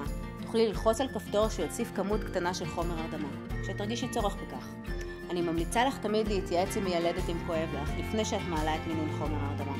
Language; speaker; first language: Hebrew; native; Hebrew